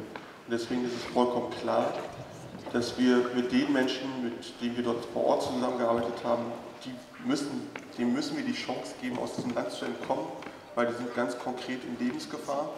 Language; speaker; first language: German; native; German